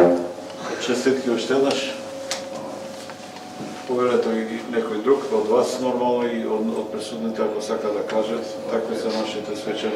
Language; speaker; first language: Macedonian; native; Macedonian